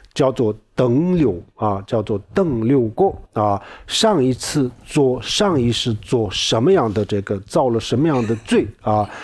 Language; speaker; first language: Chinese; non-native, local second language; Tibetan